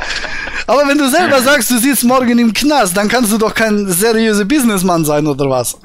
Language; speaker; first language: German; native; German